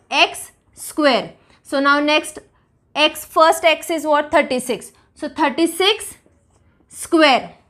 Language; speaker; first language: English; non-native, local second language; Marathi